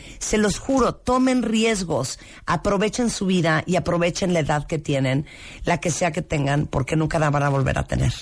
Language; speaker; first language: Spanish; native; Spanish